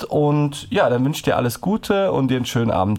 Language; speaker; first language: German; native; German